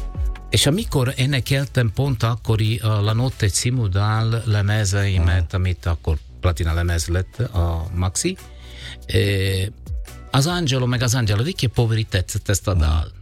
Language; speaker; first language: Hungarian; non-native, learner; Italian